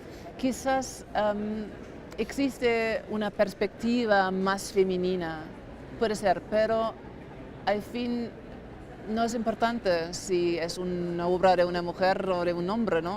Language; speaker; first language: Spanish; non-native, fluent; German